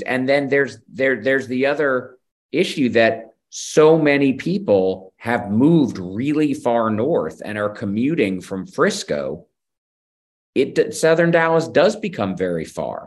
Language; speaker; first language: English; native; English